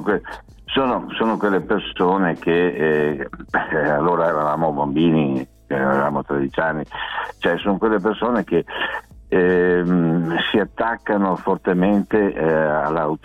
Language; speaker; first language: Italian; native; Italian